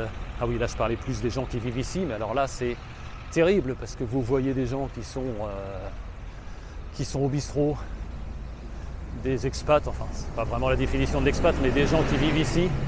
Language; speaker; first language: French; native; French